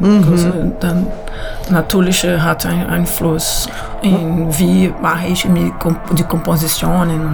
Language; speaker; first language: German; non-native, learner; Portuguese